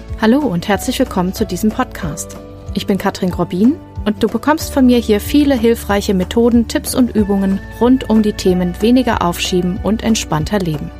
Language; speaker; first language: German; native; German